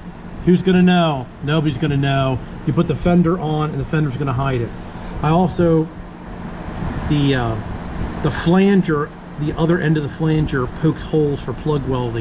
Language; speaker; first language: English; native; English